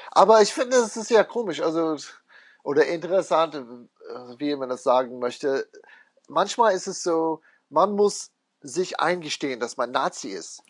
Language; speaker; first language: German; non-native, fluent; English